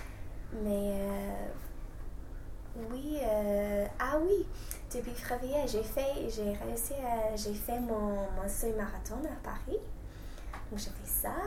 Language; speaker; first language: French; non-native, fluent; English